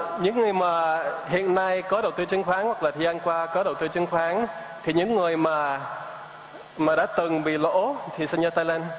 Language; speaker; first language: Vietnamese; non-native, fluent; English